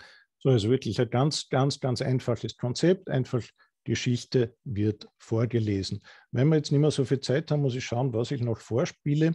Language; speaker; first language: German; native; German